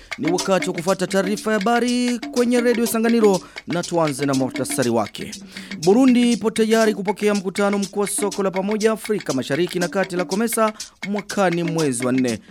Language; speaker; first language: Swahili; non-native, local second language; Rundi